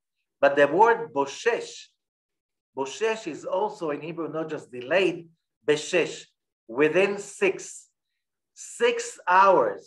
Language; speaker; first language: English; non-native, fluent; Hebrew